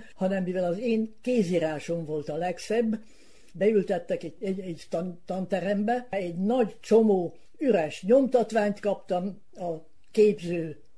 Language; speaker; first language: Hungarian; native; Hungarian